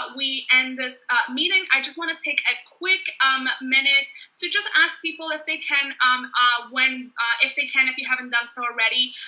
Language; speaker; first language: English; native; English